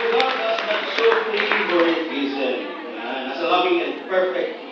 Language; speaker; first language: English; non-native, local second language; Filipino